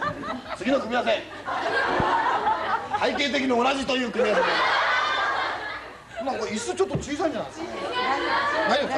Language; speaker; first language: Japanese; native; Japanese